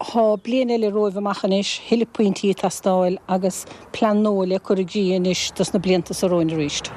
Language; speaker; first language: Irish; native; Irish